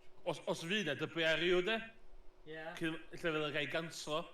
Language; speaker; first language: Welsh; native; Welsh